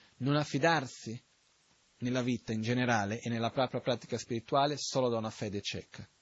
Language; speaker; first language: Italian; non-native, fluent; Portuguese